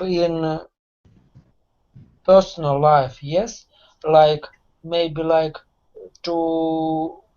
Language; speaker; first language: English; non-native, learner; Russian